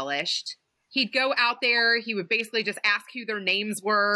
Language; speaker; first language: English; native; English